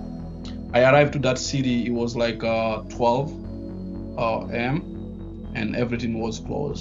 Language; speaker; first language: English; non-native, fluent; Fula